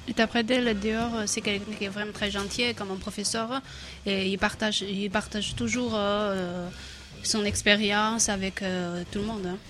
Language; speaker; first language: French; non-native, learner; Chinese